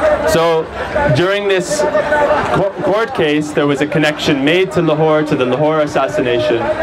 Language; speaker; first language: English; native; English